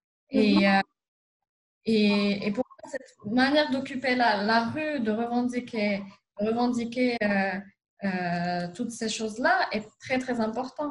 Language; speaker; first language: French; non-native, local second language; Arabic